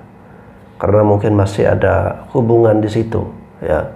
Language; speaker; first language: Indonesian; native; Indonesian